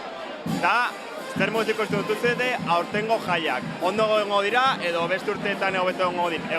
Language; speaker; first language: Basque; native; Basque